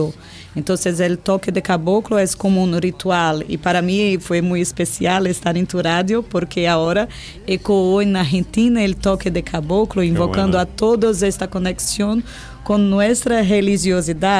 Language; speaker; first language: Spanish; non-native, learner; Portuguese